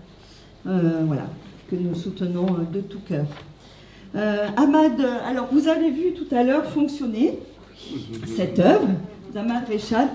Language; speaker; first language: French; native; French